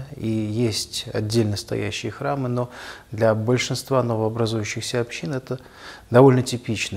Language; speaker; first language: Russian; native; Russian